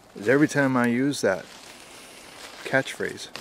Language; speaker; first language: English; native; English